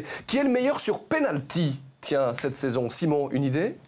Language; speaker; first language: French; native; French